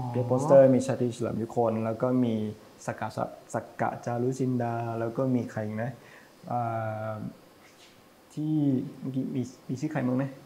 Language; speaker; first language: Thai; native; Thai